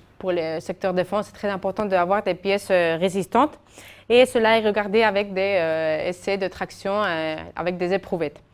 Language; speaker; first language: French; non-native, fluent; Spanish